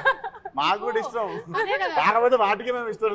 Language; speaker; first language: Telugu; native; Telugu